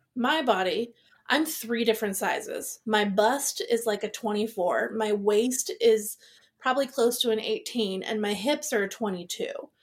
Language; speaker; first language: English; native; English